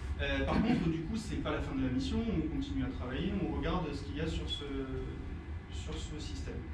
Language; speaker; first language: French; native; French